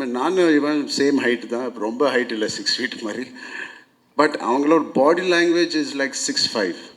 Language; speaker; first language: Tamil; non-native, local second language; Telugu